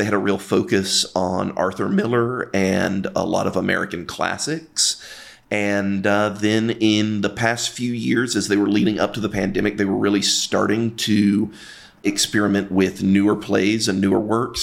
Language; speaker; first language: English; native; English